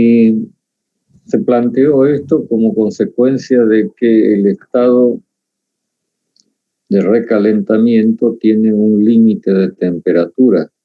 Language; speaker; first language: Spanish; native; Spanish